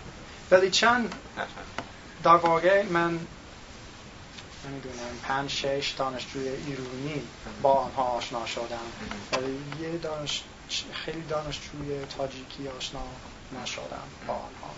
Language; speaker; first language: Persian; non-native, learner; English